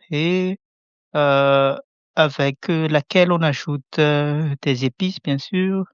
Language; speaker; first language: French; non-native, local second language; Malagasy